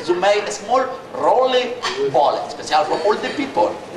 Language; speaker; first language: English; non-native, learner; Spanish